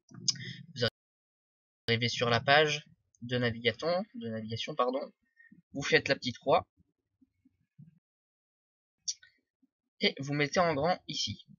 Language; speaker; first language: French; native; French